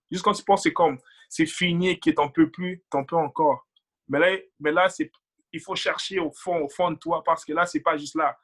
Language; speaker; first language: French; early bilingual, other home language; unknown